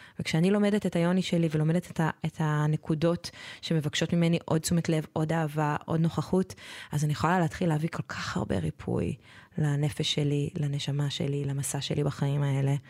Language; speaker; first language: Hebrew; native; Hebrew